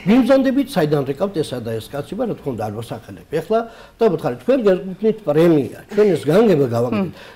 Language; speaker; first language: Georgian; native; Georgian